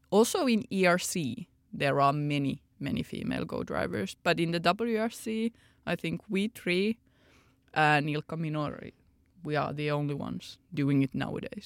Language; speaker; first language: English; non-native, fluent; Finnish